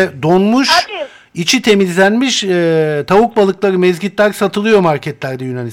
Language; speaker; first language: Turkish; native; Turkish